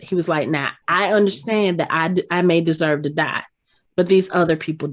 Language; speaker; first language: English; native; English